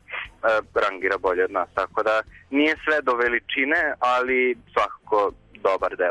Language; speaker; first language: Serbian; native; Serbian